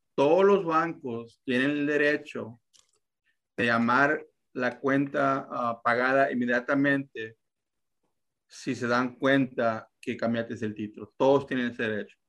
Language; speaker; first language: Spanish; early bilingual, heritage; Spanish